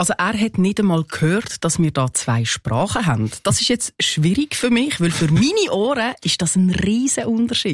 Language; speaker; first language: German; native; German